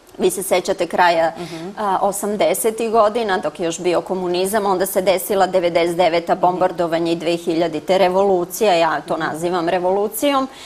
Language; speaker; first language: Croatian; native; Croatian